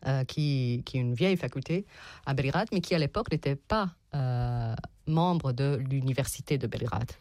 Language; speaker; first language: French; non-native, fluent; Serbian